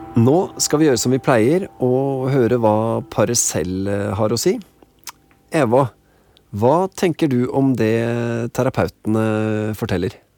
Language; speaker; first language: Norwegian; native; Norwegian